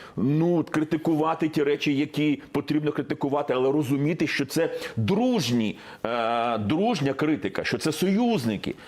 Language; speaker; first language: Ukrainian; non-native, local second language; Russian